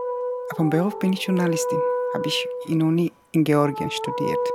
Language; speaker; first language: German; non-native, learner; Georgian